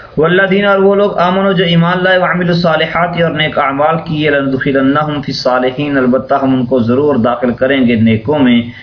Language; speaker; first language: Urdu; non-native, local second language; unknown